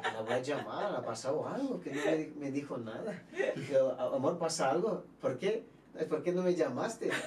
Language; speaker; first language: Spanish; non-native, fluent; Portuguese